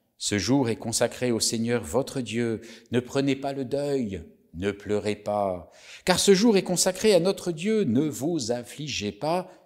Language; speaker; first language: French; native; French